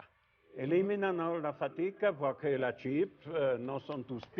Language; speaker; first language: Spanish; non-native, learner; Italian